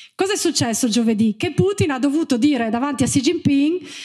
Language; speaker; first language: Italian; native; Italian